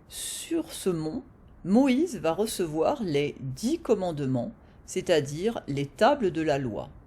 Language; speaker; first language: French; native; French